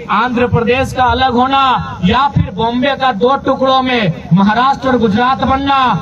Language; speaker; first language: Hindi; native; Hindi